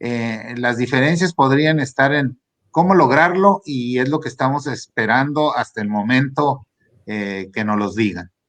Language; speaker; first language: Spanish; native; Spanish